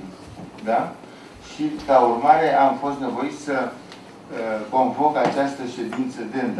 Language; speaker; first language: Romanian; native; Romanian